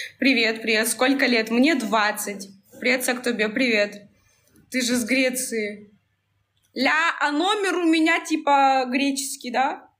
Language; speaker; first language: Russian; native; Russian